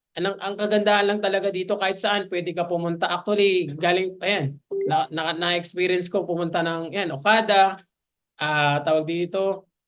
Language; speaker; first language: Filipino; native; Filipino